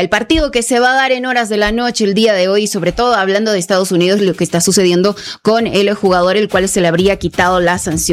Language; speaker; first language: Spanish; native; Spanish